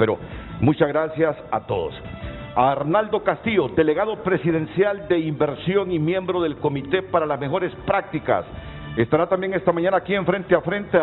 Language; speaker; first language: Spanish; native; Spanish